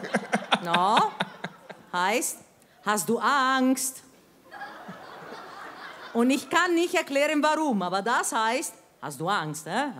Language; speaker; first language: German; non-native, fluent; Italian